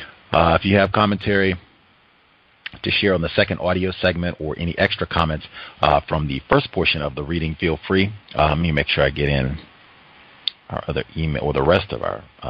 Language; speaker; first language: English; native; English